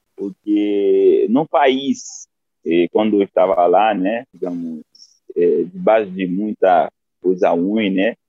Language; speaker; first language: Portuguese; non-native, fluent; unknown